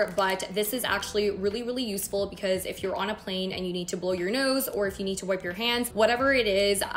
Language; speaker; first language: English; native; English